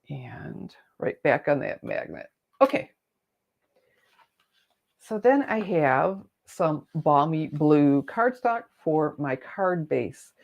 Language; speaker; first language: English; native; English